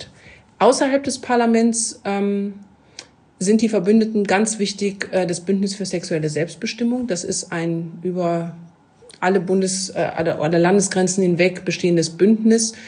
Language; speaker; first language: German; native; German